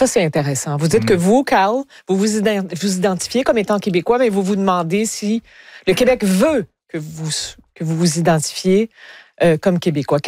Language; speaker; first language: French; native; French